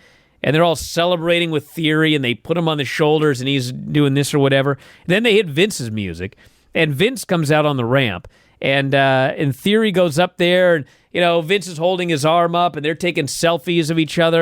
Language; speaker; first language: English; native; English